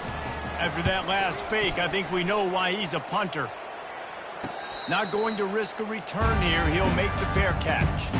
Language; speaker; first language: English; native; English